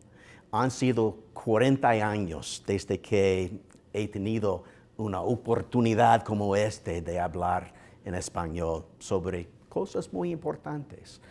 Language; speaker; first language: Spanish; non-native, learner; English